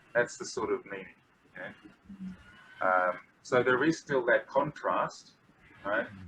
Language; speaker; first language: English; non-native, fluent; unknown